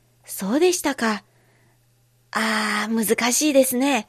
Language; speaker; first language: Japanese; non-native, fluent; Chinese